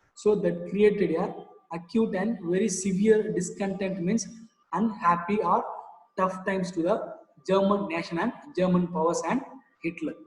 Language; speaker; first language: English; non-native, local second language; Tamil